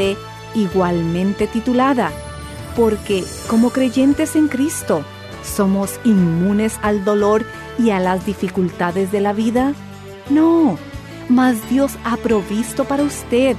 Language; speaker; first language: Spanish; native; Spanish